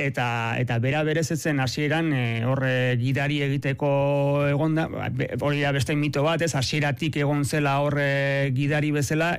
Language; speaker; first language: Basque; native; Basque